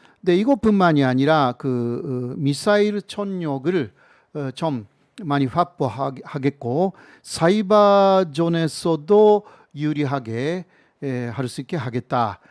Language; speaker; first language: Korean; non-native, fluent; Japanese